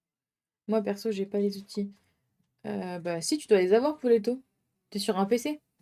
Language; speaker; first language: French; native; French